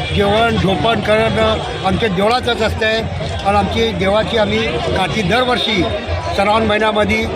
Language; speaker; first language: Marathi; non-native, local second language; Hindi